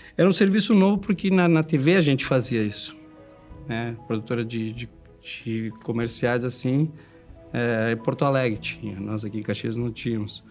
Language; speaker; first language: Portuguese; early bilingual, other home language; Spanish